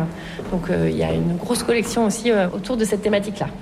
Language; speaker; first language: French; native; French